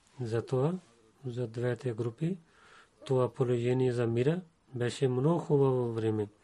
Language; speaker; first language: Bulgarian; non-native, learner; Urdu